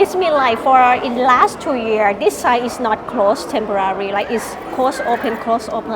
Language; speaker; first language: English; non-native, learner; Thai